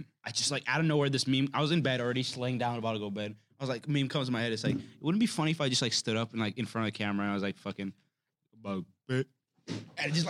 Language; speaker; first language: English; native; English